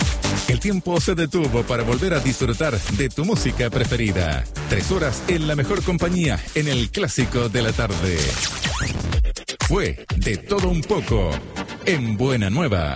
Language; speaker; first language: Spanish; native; Spanish